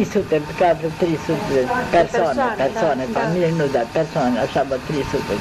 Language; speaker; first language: Romanian; non-native, local second language; German